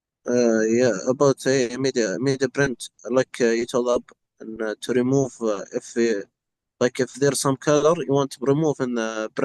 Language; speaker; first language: English; non-native, fluent; Arabic